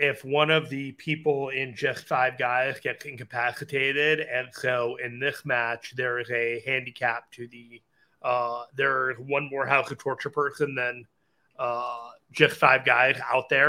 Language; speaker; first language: English; native; English